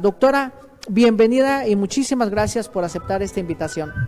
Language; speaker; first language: Spanish; native; Spanish